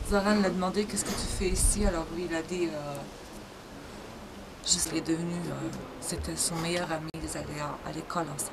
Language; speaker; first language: French; non-native, fluent; Bosnian